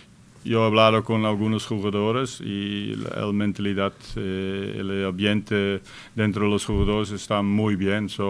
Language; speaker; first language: Spanish; non-native, fluent; Dutch